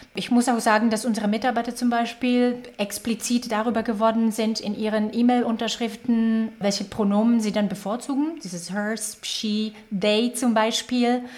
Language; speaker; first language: German; non-native, fluent; Slovak